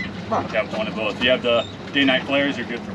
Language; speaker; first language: English; native; English